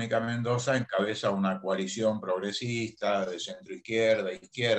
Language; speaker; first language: Spanish; native; Spanish